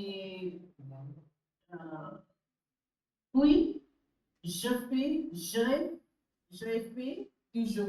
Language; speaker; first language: French; non-native, learner; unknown